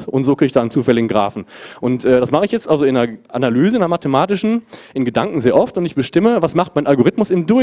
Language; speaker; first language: German; native; German